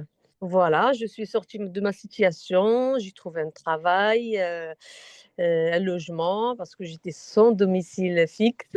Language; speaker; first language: French; non-native, fluent; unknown